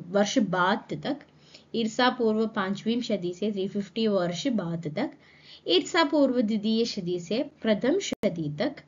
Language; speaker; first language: Hindi; non-native, local second language; Malayalam